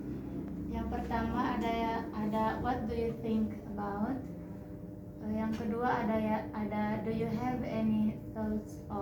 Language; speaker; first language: English; non-native, learner; Indonesian